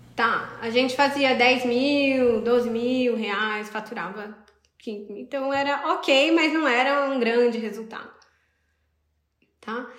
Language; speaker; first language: Portuguese; native; Portuguese